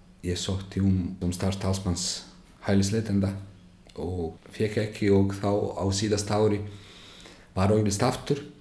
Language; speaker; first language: Icelandic; non-native, fluent; Bosnian